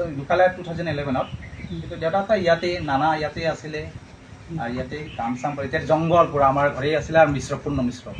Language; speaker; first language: Assamese; non-native, local second language; Karbi